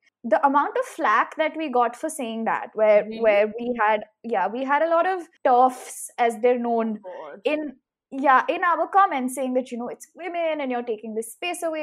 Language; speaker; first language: English; non-native, local second language; Hindi